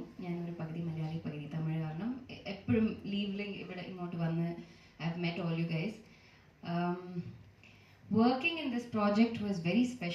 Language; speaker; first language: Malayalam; early bilingual, heritage; Malayalam